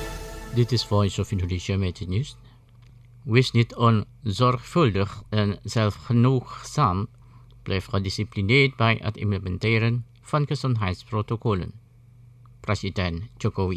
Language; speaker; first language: Dutch; non-native, fluent; Indonesian